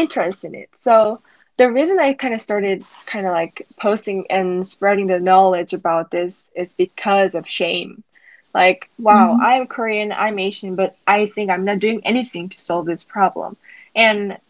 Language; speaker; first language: English; non-native, fluent; Korean